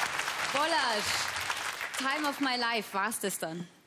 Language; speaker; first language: German; native; German